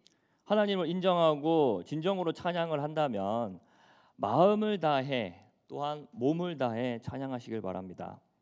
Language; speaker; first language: Korean; native; Korean